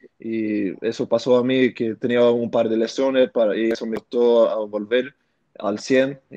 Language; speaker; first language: Spanish; early bilingual, heritage; Swedish